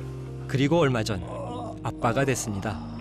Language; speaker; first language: Korean; native; Korean